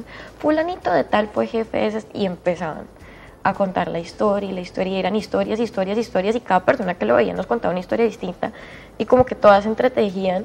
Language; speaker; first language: Spanish; native; Spanish